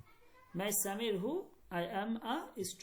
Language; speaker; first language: Hindi; non-native, fluent; Bangla